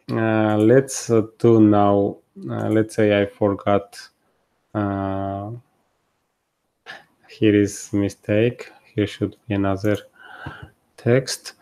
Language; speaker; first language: English; non-native, fluent; Georgian